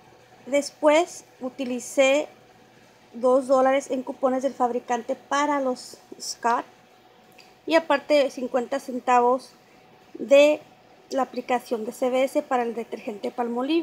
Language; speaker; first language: Spanish; native; Spanish